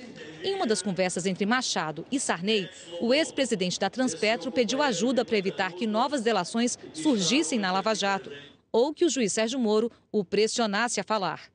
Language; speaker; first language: Portuguese; native; Portuguese